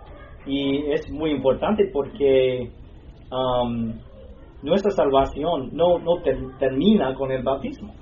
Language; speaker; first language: Spanish; non-native, learner; English